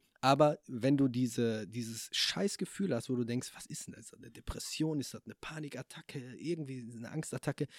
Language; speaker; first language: German; native; German